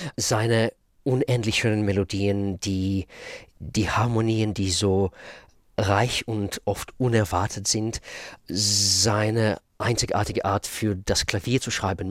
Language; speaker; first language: German; non-native, fluent; Russian